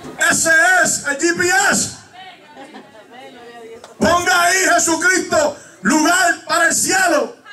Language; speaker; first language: Spanish; early bilingual, heritage; Spanish